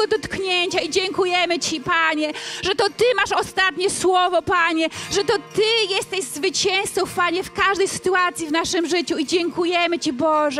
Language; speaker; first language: Polish; native; Polish